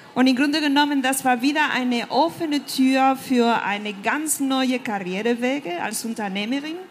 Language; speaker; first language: German; non-native, fluent; Spanish